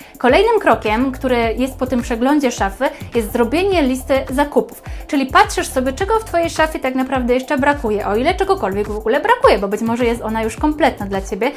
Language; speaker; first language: Polish; native; Polish